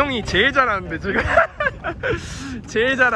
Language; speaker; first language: Korean; non-native, fluent; Russian